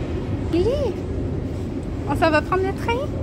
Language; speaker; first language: French; native; French